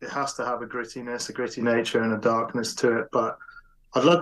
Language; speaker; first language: English; native; English